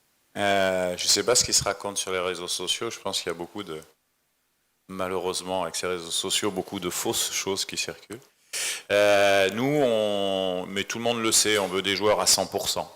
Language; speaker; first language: French; native; French